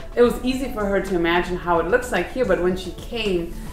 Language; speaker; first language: English; native; English